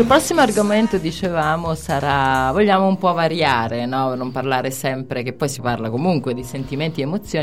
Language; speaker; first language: Italian; native; Italian